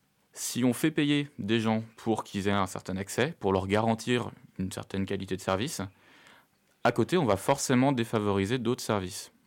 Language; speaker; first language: French; native; French